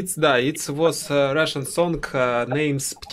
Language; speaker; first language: English; non-native, learner; Russian